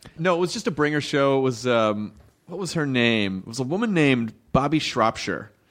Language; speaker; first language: English; native; English